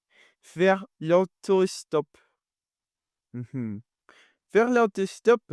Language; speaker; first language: French; non-native, fluent; Spanish